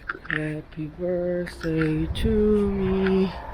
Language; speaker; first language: English; non-native, learner; Korean